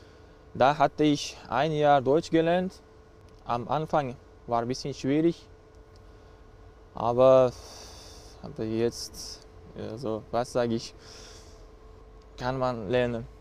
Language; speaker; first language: German; non-native, learner; Uzbek